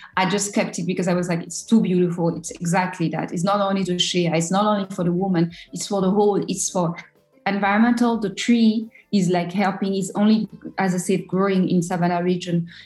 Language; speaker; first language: English; non-native, fluent; French